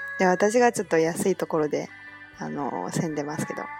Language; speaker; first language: Japanese; non-native, fluent; Chinese